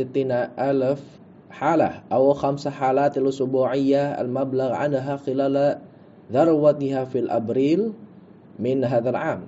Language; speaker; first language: Arabic; non-native, fluent; Indonesian